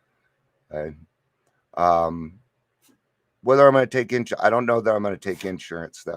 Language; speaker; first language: English; native; English